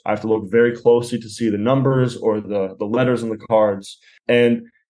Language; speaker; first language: English; native; English